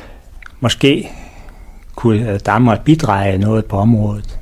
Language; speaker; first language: Danish; native; Danish